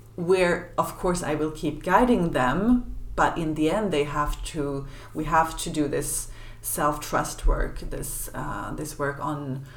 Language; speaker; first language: English; non-native, fluent; Swedish